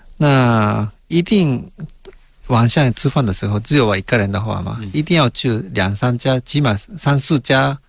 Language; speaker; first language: Chinese; non-native, fluent; Japanese